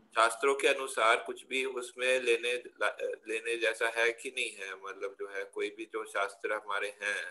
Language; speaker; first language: Hindi; non-native, local second language; Gujarati